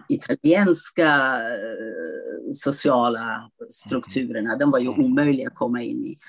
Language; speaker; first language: Swedish; non-native, fluent; Italian